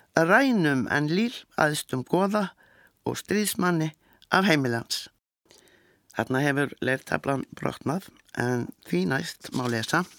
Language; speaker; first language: Icelandic; native; Icelandic